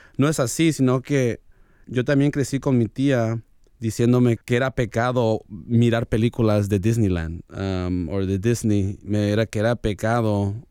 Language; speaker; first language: Spanish; early bilingual, heritage; Spanish